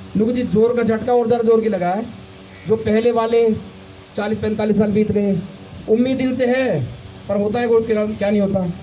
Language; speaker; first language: Hindi; native; Hindi